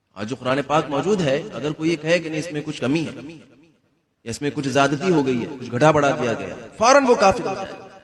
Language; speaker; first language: Urdu; native; Urdu